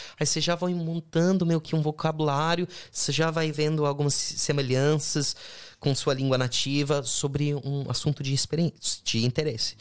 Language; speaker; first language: Portuguese; non-native, fluent; English